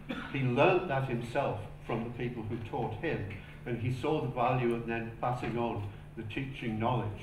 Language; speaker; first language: English; native; English